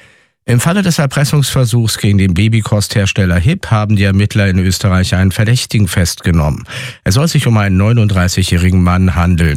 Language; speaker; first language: German; native; German